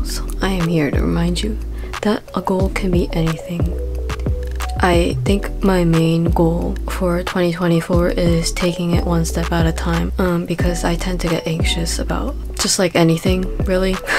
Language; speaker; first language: English; early bilingual, other home language; Japanese